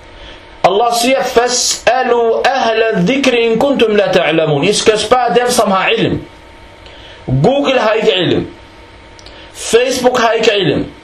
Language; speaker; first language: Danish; early bilingual, other home language; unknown